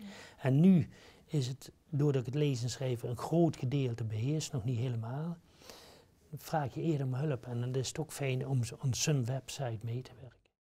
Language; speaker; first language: Dutch; native; Dutch